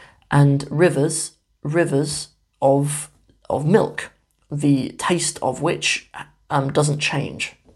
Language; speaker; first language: English; native; English